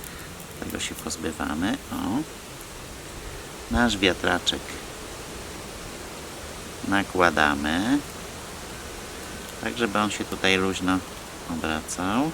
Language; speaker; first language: Polish; native; Polish